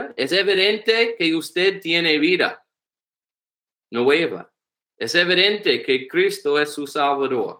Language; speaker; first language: Spanish; non-native, learner; English